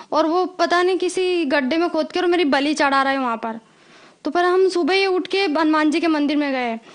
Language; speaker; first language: Hindi; native; Hindi